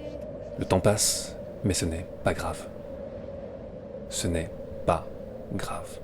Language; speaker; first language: French; native; French